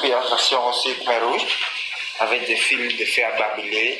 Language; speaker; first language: French; non-native, learner; Khmer